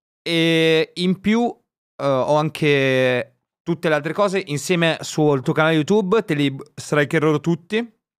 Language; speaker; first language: Italian; native; Italian